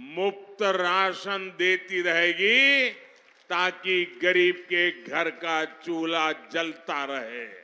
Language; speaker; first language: Hindi; non-native, local second language; Gujarati